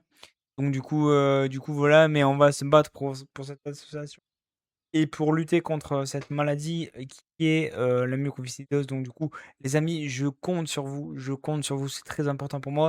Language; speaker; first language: French; native; French